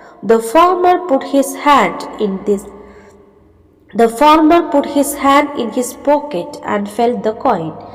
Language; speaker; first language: English; non-native, local second language; Malayalam